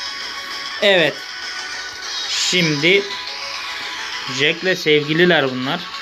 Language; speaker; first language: Turkish; native; Turkish